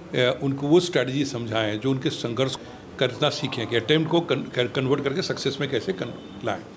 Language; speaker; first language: Hindi; native; Hindi